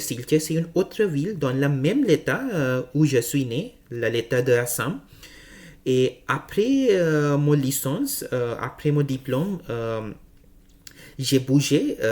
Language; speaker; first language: French; non-native, learner; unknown